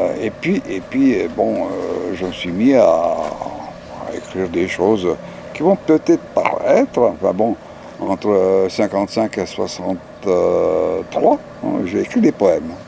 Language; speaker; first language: French; non-native, fluent; Bulgarian